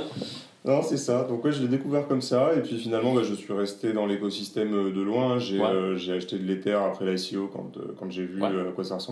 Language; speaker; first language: French; native; French